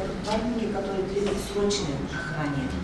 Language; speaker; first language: Russian; non-native, local second language; Kazakh